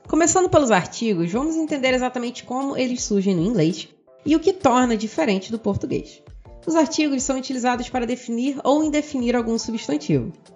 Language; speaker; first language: Portuguese; native; Portuguese